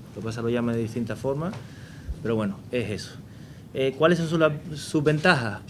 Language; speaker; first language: Spanish; native; Spanish